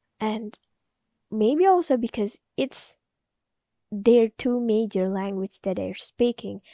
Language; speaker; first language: English; non-native, learner; Indonesian